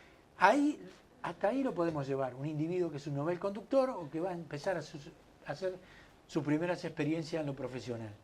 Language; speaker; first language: Spanish; native; Spanish